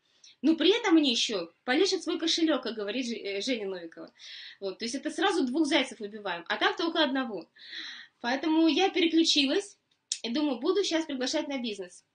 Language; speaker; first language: Russian; native; Russian